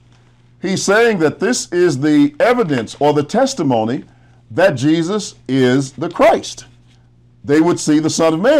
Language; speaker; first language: English; native; English